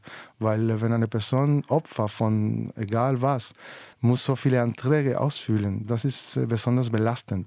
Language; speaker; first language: German; non-native, fluent; Spanish